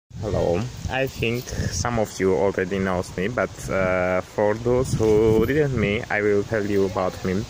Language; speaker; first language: English; non-native, learner; Armenian